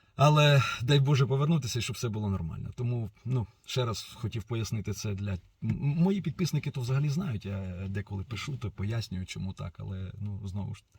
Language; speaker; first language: Ukrainian; non-native, local second language; Russian